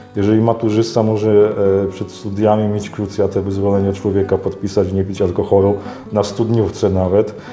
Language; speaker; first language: Polish; native; Polish